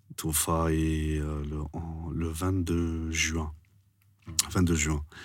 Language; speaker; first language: French; non-native, local second language; Arabic